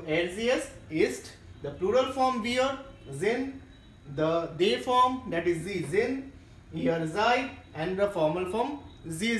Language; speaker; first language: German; non-native, fluent; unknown